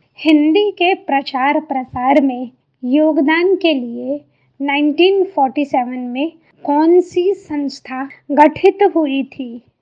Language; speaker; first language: Hindi; native; Hindi